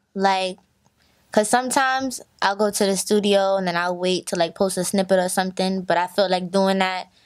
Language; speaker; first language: English; native; English